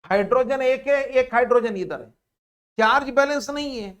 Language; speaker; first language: Hindi; non-native, local second language; Marathi